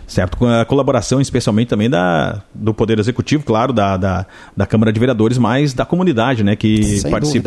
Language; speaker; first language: Portuguese; native; Portuguese